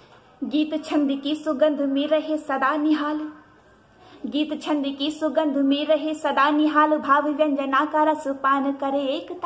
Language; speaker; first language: Hindi; native; Hindi